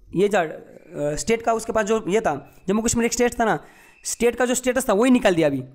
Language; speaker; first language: Hindi; non-native, local second language; Marathi